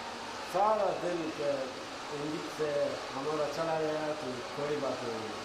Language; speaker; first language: Hindi; non-native, learner; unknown